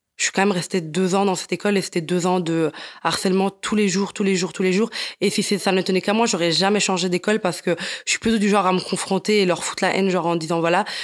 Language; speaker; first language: French; early bilingual, other home language; Italian